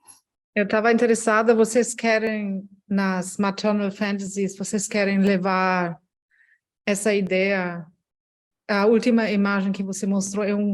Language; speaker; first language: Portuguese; non-native, fluent; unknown